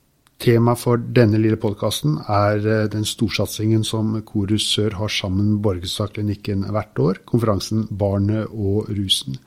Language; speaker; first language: Norwegian; native; Norwegian